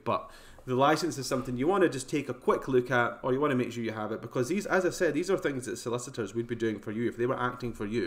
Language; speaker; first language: English; native; English